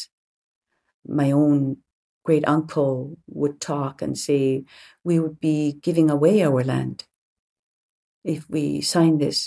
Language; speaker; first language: English; native; English